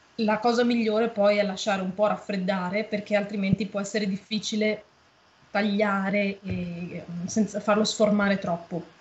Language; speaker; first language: Italian; native; Italian